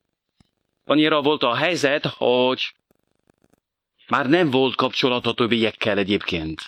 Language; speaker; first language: Hungarian; non-native, fluent; French